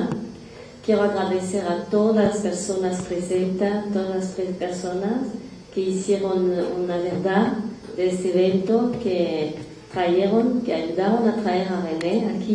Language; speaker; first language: Spanish; non-native, fluent; French